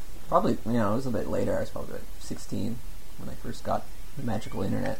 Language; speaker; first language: English; native; English